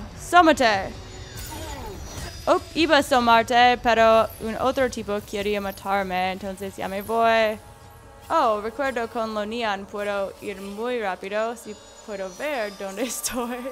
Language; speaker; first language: Spanish; non-native, learner; English